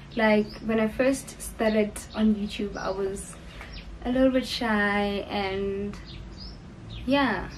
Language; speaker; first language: English; non-native, local second language; Northern Sotho